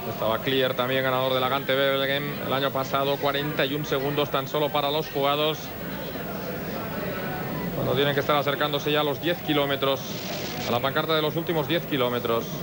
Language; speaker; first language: Spanish; native; Spanish